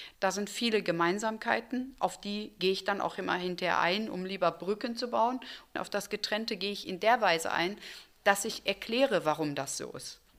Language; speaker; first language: German; early bilingual, other home language; Turkish